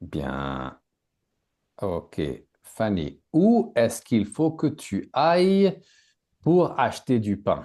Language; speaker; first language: French; native; French